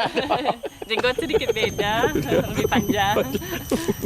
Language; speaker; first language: Indonesian; non-native, fluent; English